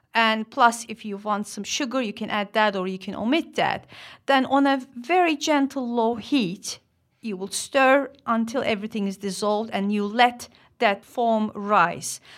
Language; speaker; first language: English; non-native, fluent; Turkish